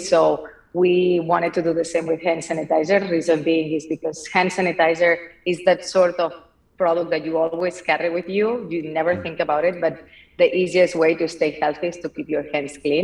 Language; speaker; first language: English; non-native, fluent; Spanish